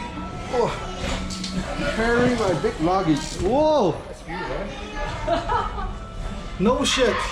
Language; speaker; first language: English; non-native, fluent; Chinese